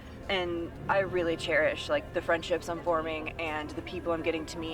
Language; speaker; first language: English; native; English